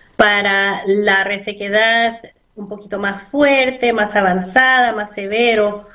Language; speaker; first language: Spanish; early bilingual, heritage; Spanish